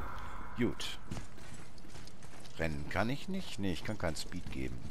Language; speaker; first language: German; native; German